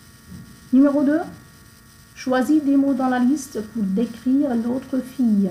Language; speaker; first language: French; non-native, fluent; Arabic